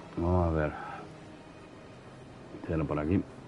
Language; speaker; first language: Spanish; non-native, fluent; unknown